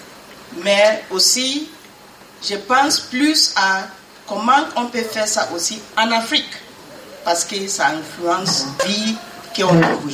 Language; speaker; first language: French; non-native, learner; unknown